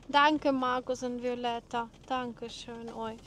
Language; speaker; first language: German; non-native, fluent; Ukrainian